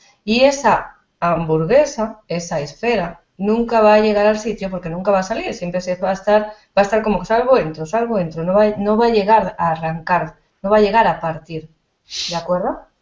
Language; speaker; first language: Spanish; native; Spanish